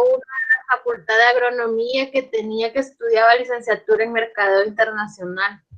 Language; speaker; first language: Spanish; native; Spanish